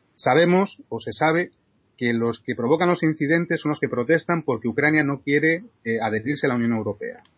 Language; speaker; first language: Spanish; native; Spanish